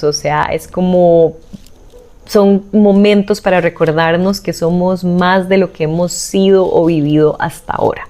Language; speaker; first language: Spanish; native; Spanish